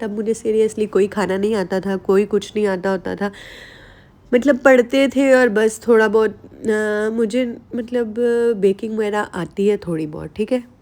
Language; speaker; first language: Urdu; non-native, local second language; Punjabi